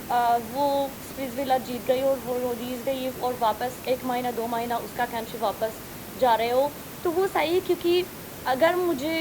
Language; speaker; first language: Hindi; non-native, learner; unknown